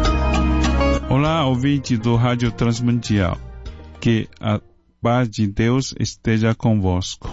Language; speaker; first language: Portuguese; non-native, fluent; Chinese